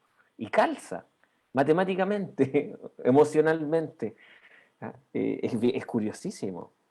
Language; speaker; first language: Spanish; native; Spanish